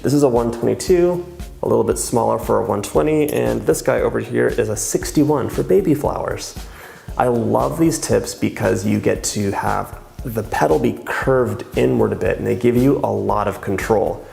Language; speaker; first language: English; native; English